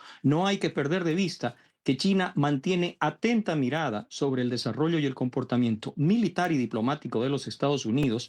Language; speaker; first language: Spanish; native; Spanish